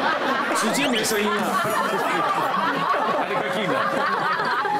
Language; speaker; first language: Chinese; native; Chinese